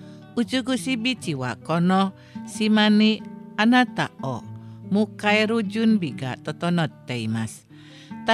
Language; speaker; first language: Japanese; non-native, fluent; Indonesian